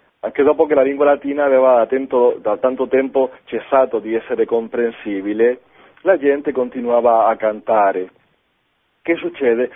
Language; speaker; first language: Italian; non-native, fluent; Spanish